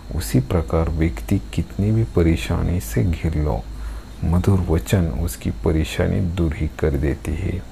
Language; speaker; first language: Hindi; non-native, local second language; Marathi